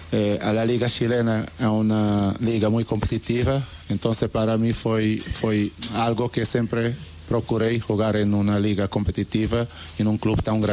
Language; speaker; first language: Spanish; non-native, learner; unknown